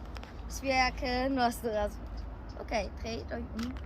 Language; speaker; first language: Romanian; early bilingual, heritage; Romanian